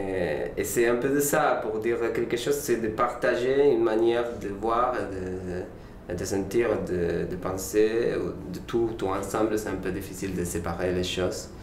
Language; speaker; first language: French; non-native, learner; Spanish